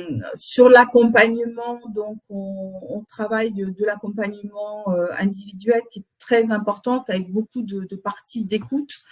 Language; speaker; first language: French; native; French